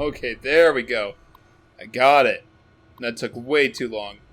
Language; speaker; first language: English; native; English